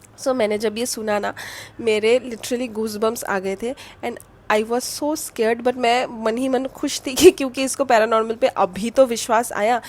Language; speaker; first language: Hindi; non-native, local second language; Bangla